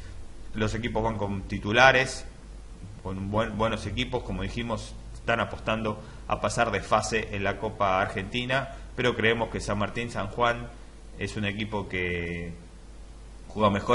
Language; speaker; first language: Spanish; native; Spanish